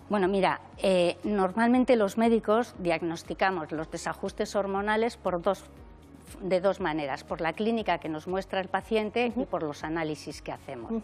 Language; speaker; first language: Spanish; native; Spanish